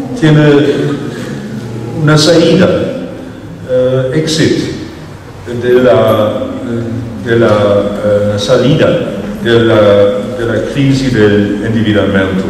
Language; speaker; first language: Spanish; non-native, fluent; German